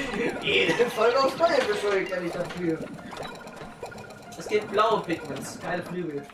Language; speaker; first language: German; native; German